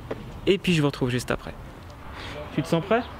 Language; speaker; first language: French; native; French